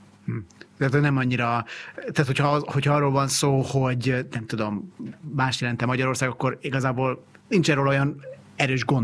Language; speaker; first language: Hungarian; native; Hungarian